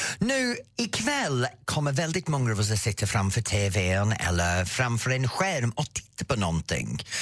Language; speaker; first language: Swedish; non-native, fluent; English